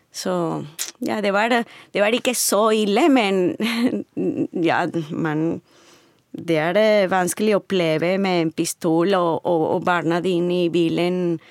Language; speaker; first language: Norwegian; non-native, learner; Spanish